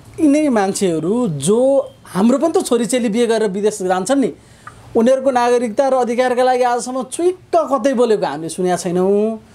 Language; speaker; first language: Nepali; native; Nepali